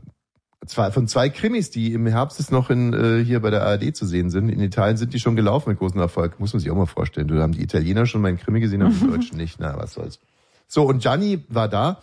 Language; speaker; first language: German; native; German